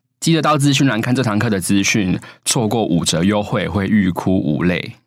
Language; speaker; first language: Chinese; native; Chinese